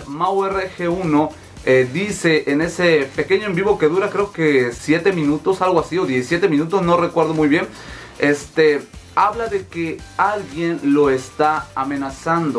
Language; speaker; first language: Spanish; native; Spanish